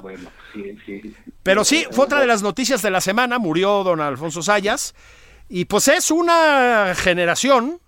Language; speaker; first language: Spanish; native; Spanish